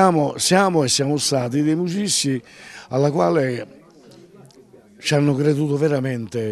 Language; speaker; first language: Italian; native; Italian